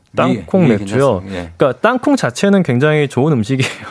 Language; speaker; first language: Korean; native; Korean